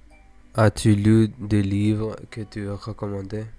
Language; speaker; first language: French; non-native, learner; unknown